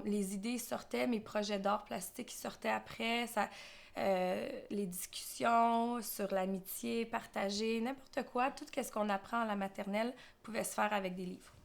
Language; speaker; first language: French; native; French